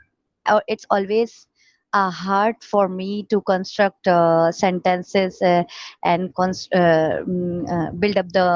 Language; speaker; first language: English; non-native, learner; Urdu